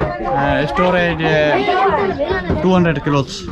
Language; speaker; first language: English; non-native, learner; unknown